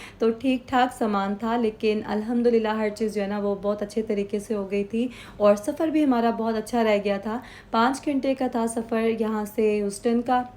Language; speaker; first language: Urdu; native; Urdu